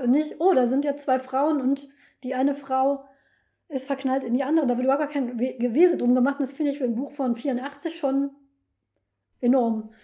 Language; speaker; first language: German; native; German